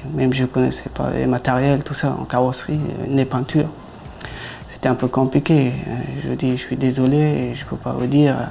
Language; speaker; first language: French; non-native, learner; Persian